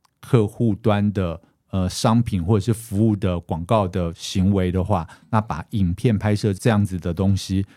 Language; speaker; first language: Chinese; native; Chinese